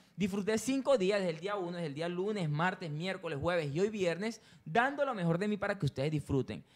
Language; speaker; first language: Spanish; native; Spanish